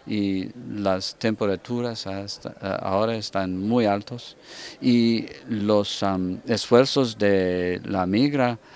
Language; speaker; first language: Spanish; non-native, fluent; English